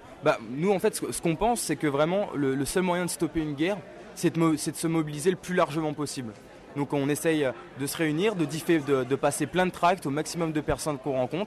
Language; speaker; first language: French; native; French